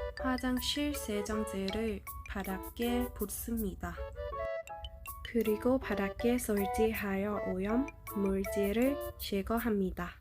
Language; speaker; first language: Korean; non-native, learner; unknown